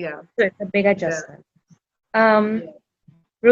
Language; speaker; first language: English; native; English